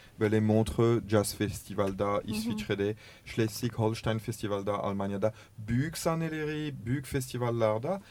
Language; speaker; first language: Turkish; non-native, learner; French